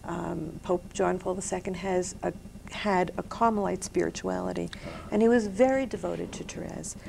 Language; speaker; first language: English; native; English